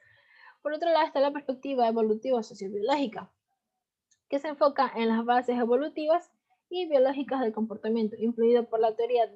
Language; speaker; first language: Spanish; native; Spanish